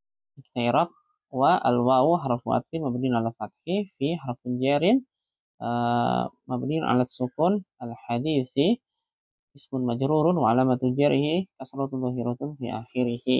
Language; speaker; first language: Arabic; non-native, learner; Indonesian